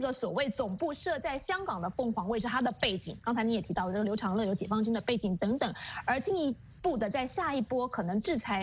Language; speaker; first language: Chinese; native; Chinese